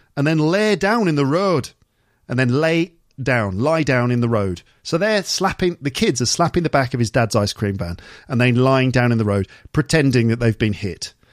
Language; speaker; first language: English; native; English